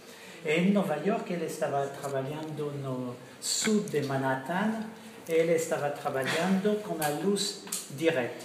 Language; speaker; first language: Portuguese; non-native, fluent; French